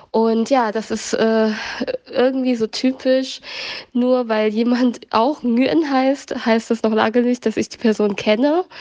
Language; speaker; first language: German; early bilingual, other home language; Vietnamese